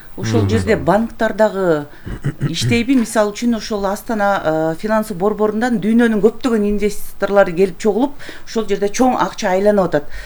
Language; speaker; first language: Kyrgyz; native; Kyrgyz